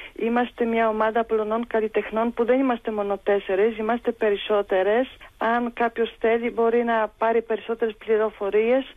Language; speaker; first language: Greek; non-native, fluent; Polish